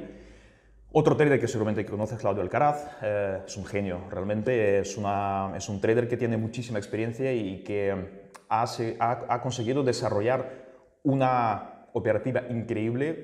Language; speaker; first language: Spanish; native; Spanish